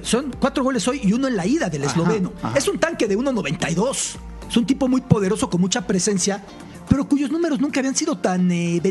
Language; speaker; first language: Spanish; native; Spanish